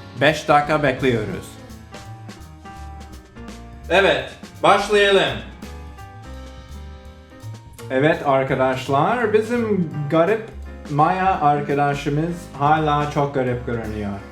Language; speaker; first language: Turkish; non-native, learner; English